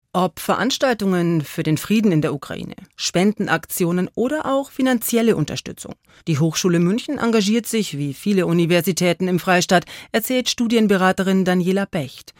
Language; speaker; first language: German; native; German